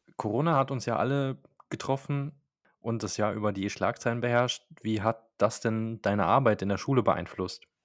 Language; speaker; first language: German; native; German